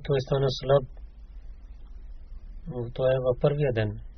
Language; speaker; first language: Bulgarian; non-native, learner; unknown